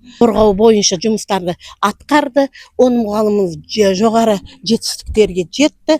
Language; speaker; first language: Kazakh; non-native, local second language; Uzbek